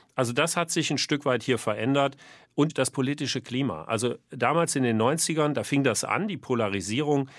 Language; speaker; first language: German; native; German